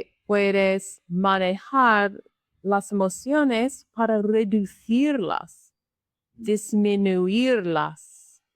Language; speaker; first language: Spanish; non-native, learner; English